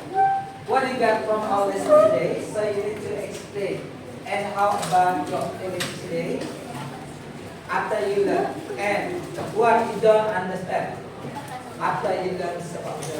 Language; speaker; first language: English; non-native, fluent; Indonesian